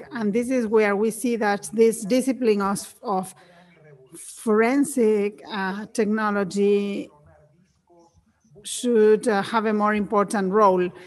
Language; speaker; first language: English; non-native, fluent; Spanish